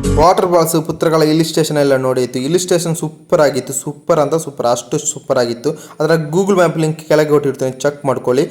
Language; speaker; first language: Kannada; non-native, local second language; Tulu